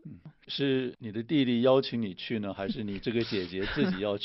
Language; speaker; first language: Chinese; native; Chinese